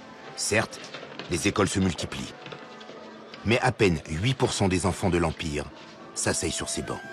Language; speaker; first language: French; native; French